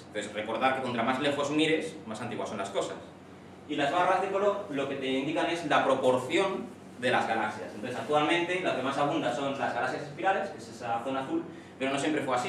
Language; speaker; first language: Spanish; native; Spanish